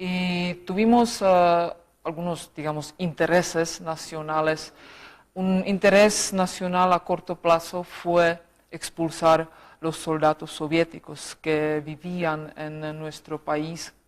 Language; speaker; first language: Spanish; non-native, fluent; Czech